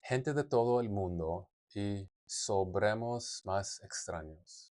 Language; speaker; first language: Spanish; non-native, learner; English